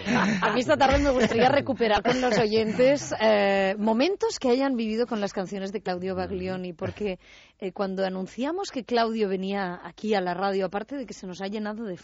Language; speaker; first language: Spanish; native; Spanish